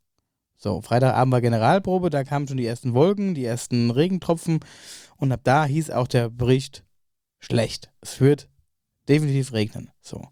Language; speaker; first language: German; native; German